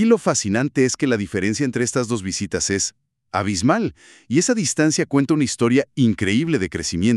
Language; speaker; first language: Spanish; native; Spanish